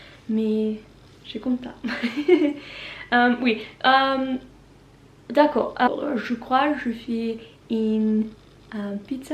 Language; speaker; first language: French; non-native, learner; Norwegian